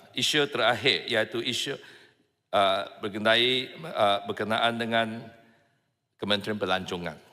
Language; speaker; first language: Malay; non-native, local second language; Chinese